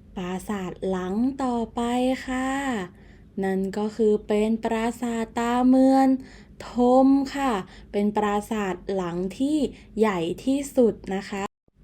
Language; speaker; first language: Thai; native; Thai